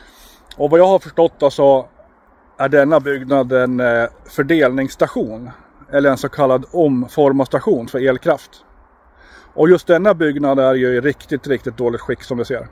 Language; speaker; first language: Swedish; native; Swedish